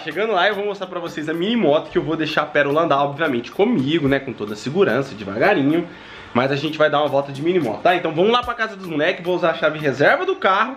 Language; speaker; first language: Portuguese; native; Portuguese